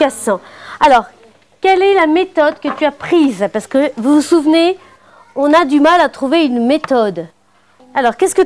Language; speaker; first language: French; native; French